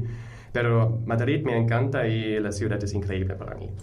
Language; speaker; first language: Spanish; non-native, fluent; German